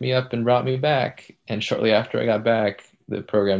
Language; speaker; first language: English; native; English